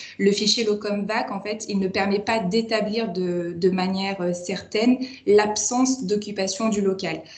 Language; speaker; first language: French; native; French